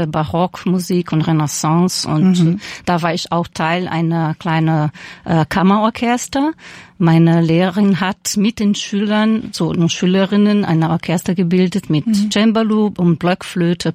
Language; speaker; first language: German; non-native, fluent; Portuguese